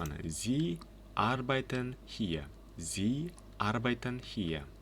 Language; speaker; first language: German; non-native, learner; Uzbek